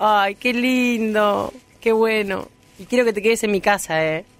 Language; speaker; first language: Spanish; native; Spanish